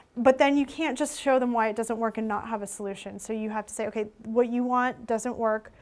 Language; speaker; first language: English; native; English